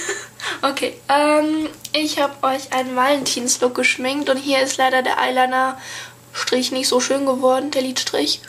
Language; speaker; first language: German; native; German